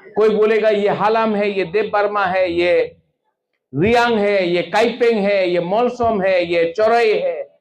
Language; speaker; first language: Hindi; non-native, local second language; Bangla